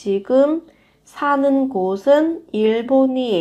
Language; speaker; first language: Korean; non-native, fluent; Vietnamese